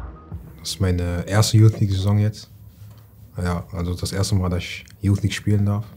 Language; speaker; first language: German; native; German